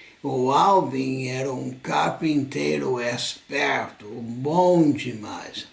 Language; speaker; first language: Portuguese; non-native, fluent; English